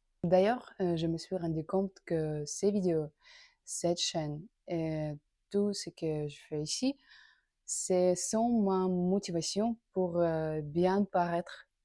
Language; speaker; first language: French; non-native, learner; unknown